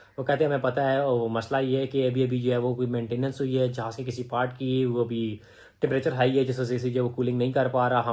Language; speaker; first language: Urdu; native; Urdu